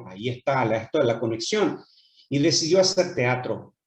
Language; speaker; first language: Spanish; non-native, fluent; Portuguese